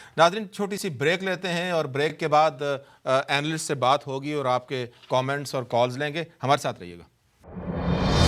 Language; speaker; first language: Urdu; native; Urdu